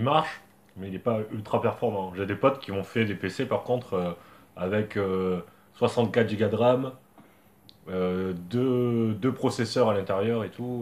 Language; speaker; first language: French; native; French